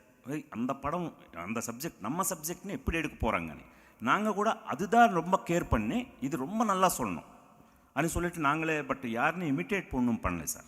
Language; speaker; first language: Tamil; non-native, local second language; Telugu